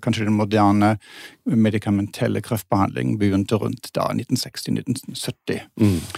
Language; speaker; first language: Norwegian; non-native, fluent; German